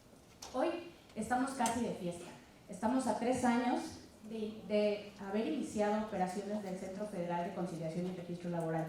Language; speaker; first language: Spanish; native; Spanish